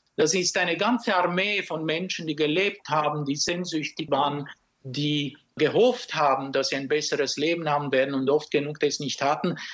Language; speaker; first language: German; early bilingual, other home language; Romanian